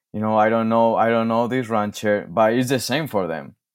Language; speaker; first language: English; non-native, fluent; Spanish